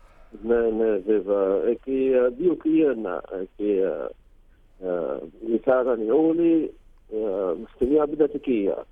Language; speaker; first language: Greek; non-native, learner; Arabic